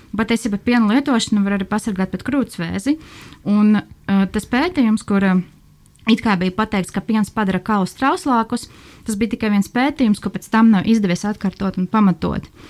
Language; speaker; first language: Latvian; non-native, local second language; Russian